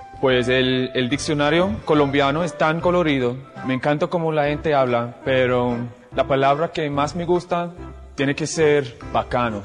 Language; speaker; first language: Spanish; non-native, fluent; English